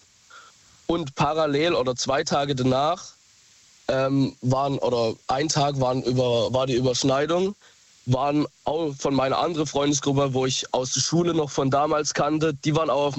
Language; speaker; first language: German; native; German